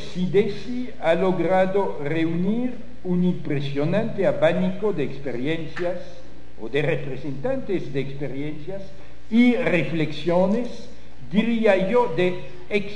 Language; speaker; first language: Spanish; non-native, fluent; French